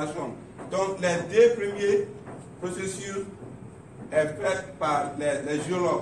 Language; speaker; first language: French; non-native, learner; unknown